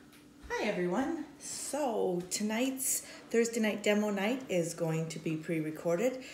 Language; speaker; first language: English; native; English